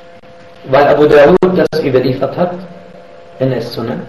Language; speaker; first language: German; non-native, fluent; Arabic